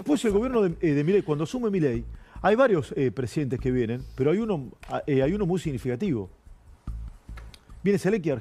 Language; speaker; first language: Spanish; native; Spanish